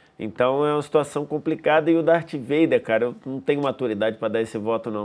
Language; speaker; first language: Portuguese; native; Portuguese